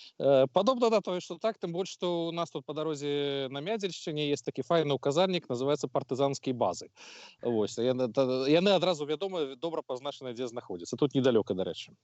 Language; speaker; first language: Belarusian; non-native, local second language; Russian